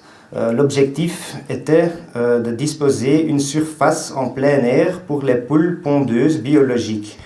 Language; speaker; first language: French; non-native, local second language; Dutch